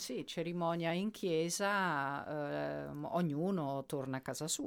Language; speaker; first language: Italian; non-native, fluent; Dutch